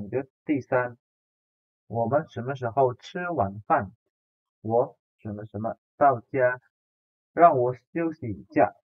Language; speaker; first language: Chinese; non-native, fluent; Indonesian